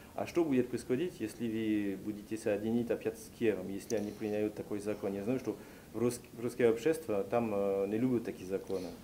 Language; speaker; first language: Russian; non-native, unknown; French